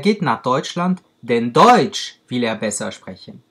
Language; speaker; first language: German; non-native, fluent; French